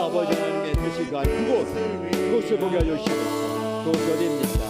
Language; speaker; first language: Korean; native; Korean